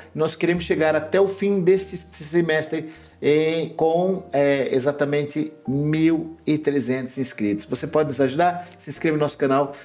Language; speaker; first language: Portuguese; native; Portuguese